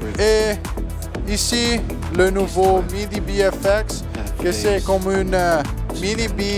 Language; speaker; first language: French; non-native, learner; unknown